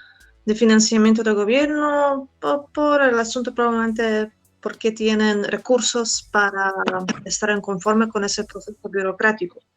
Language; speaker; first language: Spanish; non-native, fluent; Polish